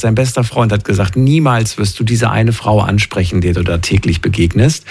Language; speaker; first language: German; native; German